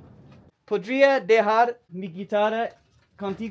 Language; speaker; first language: Spanish; non-native, learner; English